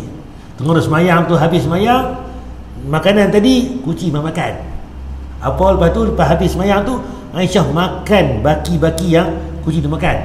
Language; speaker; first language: Malay; native; Malay